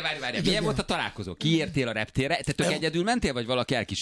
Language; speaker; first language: Hungarian; native; Hungarian